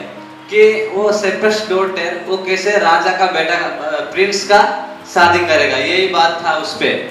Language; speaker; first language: Hindi; non-native, local second language; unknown